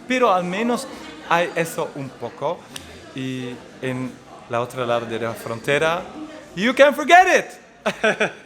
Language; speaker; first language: Spanish; non-native, fluent; Dutch